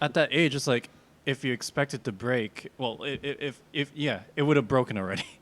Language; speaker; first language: English; native; English